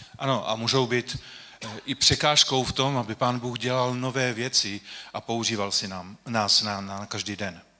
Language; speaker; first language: Czech; non-native, local second language; Polish